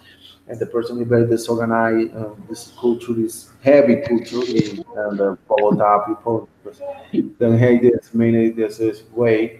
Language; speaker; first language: English; non-native, learner; Spanish